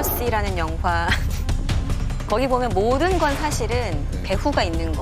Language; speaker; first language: Korean; native; Korean